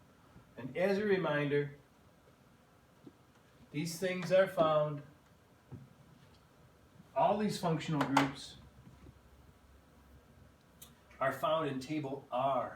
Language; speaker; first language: English; native; English